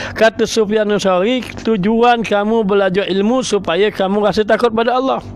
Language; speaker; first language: Malay; native; Malay